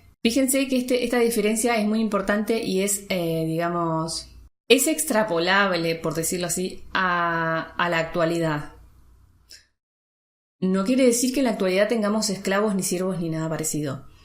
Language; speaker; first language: Spanish; native; Spanish